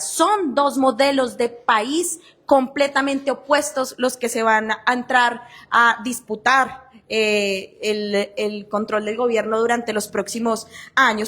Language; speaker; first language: Spanish; native; Spanish